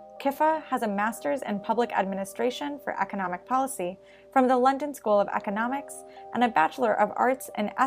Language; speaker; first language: English; native; English